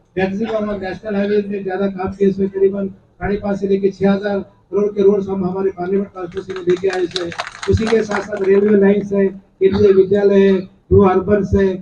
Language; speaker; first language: Hindi; non-native, local second language; Telugu